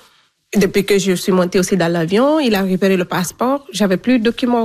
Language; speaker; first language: French; non-native, local second language; Fula